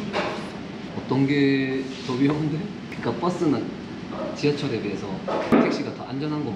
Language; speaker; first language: Korean; native; Korean